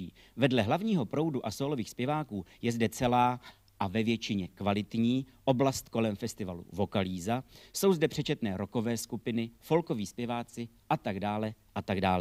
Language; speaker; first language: Czech; native; Czech